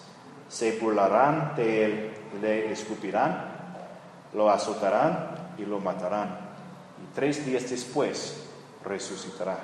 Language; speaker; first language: Spanish; non-native, fluent; English